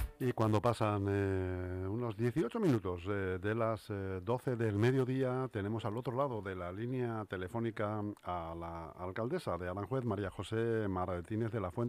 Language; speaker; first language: Spanish; native; Spanish